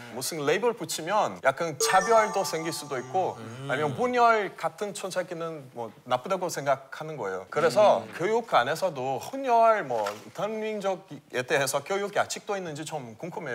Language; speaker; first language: Korean; non-native, fluent; Portuguese